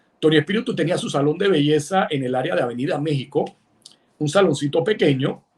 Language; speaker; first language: Spanish; early bilingual, other home language; Italian